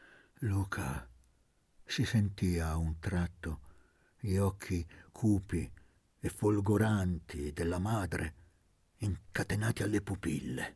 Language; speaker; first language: Italian; native; Italian